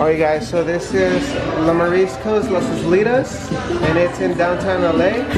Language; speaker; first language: English; early bilingual, other home language; Spanish